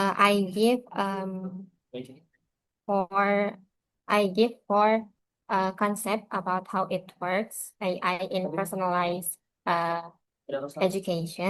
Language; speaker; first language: English; non-native, learner; Indonesian